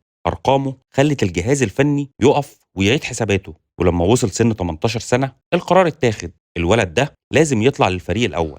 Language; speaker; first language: Arabic; native; Arabic